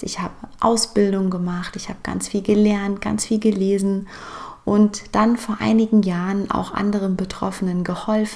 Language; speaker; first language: German; native; German